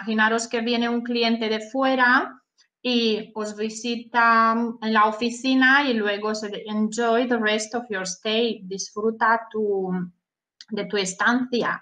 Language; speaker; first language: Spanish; non-native, fluent; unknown